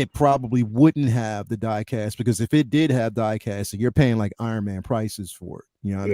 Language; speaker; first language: English; native; English